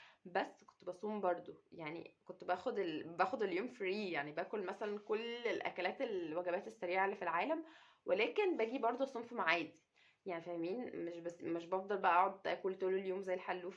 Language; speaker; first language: Arabic; native; Arabic